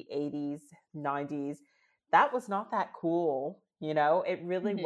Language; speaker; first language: English; native; English